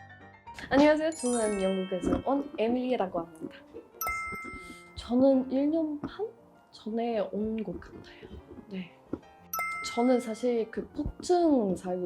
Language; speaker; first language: Korean; non-native, learner; English